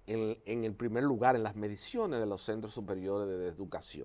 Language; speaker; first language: Spanish; native; Spanish